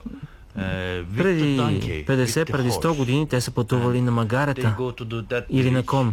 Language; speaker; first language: Bulgarian; non-native, fluent; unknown